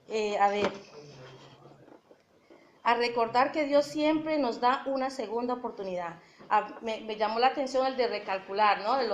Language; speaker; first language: Spanish; native; Spanish